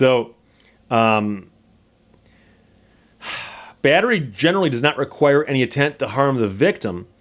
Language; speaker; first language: English; native; English